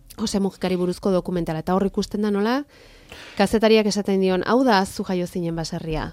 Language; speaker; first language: Basque; native; Basque